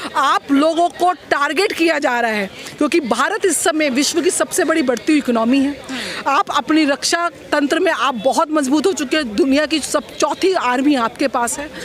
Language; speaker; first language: Hindi; native; Hindi